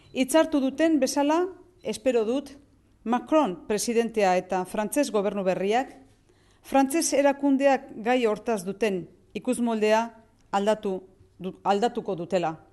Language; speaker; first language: Basque; native; Basque